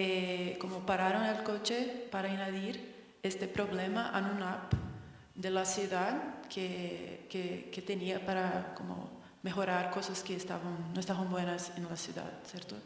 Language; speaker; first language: Spanish; non-native, learner; Portuguese